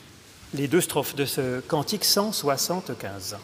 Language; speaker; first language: French; native; French